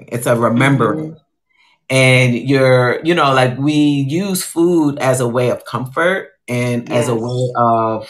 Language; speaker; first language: English; native; English